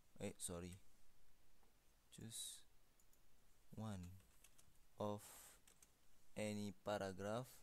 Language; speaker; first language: English; non-native, fluent; Indonesian